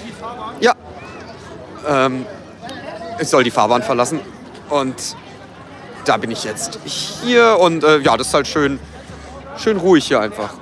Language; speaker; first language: German; native; German